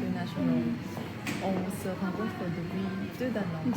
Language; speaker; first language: French; non-native, fluent; Vietnamese